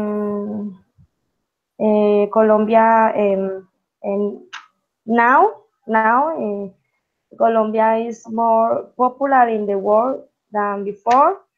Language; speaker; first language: English; non-native, learner; Spanish